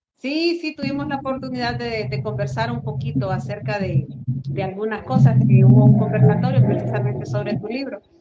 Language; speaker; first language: Spanish; native; Spanish